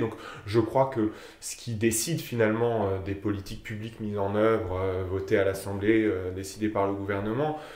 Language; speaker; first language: French; native; French